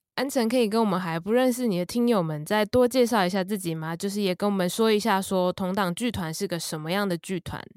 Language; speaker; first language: Chinese; native; Chinese